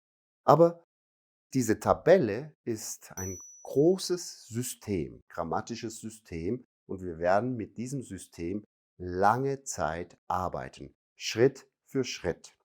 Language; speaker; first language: German; non-native, fluent; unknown